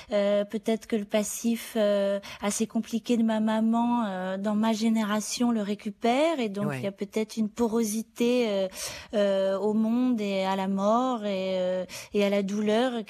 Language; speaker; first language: French; native; French